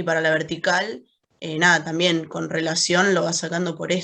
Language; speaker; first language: Spanish; native; Spanish